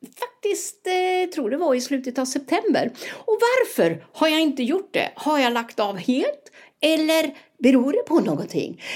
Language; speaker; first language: Swedish; native; Swedish